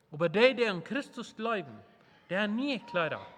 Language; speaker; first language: German; non-native, local second language; Plautdietsch